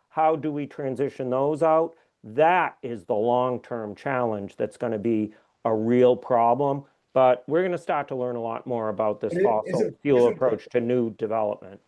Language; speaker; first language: English; native; English